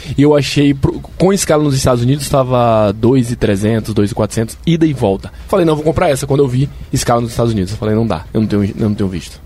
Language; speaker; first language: Portuguese; native; Portuguese